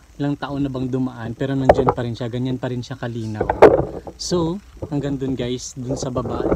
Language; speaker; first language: Filipino; non-native, local second language; Cebuano